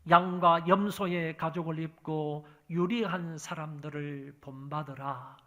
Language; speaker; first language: Korean; native; Korean